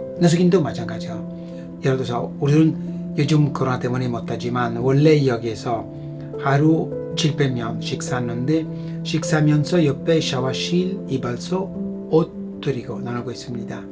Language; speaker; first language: Korean; non-native, fluent; Italian